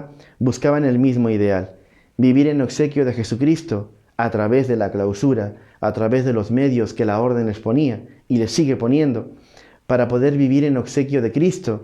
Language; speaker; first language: Spanish; native; Spanish